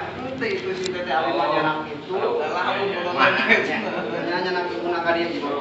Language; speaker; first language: Indonesian; non-native, local second language; Sundanese